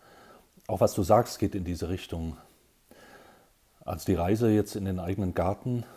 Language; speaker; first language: German; native; German